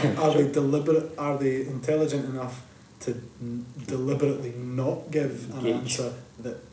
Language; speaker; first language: English; native; English